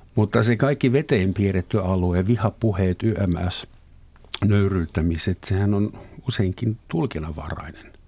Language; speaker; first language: Finnish; non-native, fluent; German